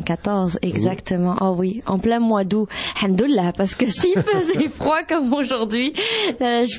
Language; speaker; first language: French; non-native, local second language; Arabic